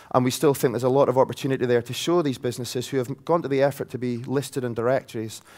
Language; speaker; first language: English; native; English